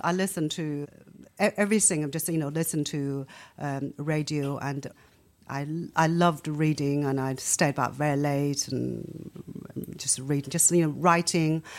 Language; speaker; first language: English; non-native, fluent; Chinese